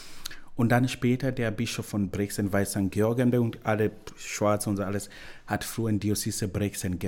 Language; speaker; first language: German; non-native, learner; Swahili